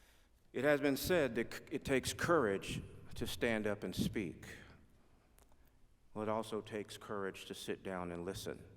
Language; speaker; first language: English; native; English